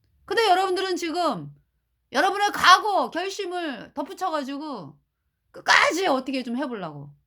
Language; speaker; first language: Korean; native; Korean